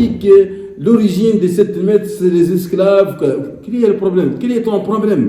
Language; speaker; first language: French; non-native, local second language; Arabic